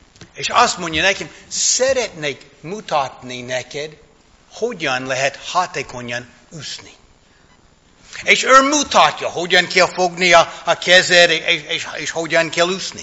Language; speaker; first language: Hungarian; non-native, fluent; English